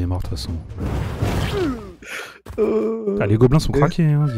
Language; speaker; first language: French; native; French